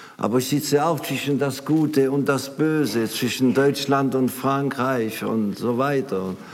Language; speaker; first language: German; non-native, local second language; Swiss German